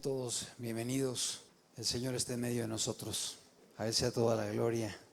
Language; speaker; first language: Spanish; native; Spanish